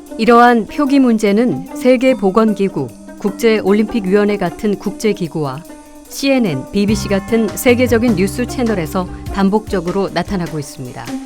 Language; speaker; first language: Korean; native; Korean